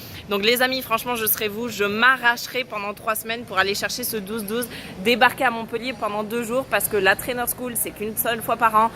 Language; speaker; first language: French; native; French